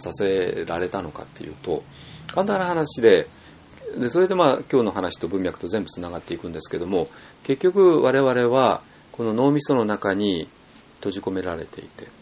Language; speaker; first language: Japanese; native; Japanese